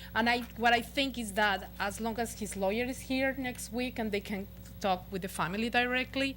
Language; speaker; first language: English; non-native, fluent; Spanish